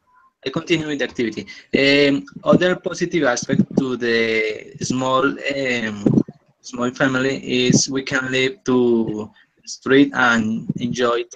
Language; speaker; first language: English; non-native, learner; Spanish